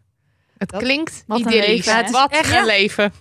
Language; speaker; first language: Dutch; native; Dutch